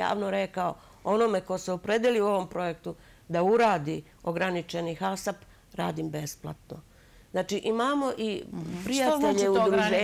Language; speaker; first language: Serbian; native; Serbian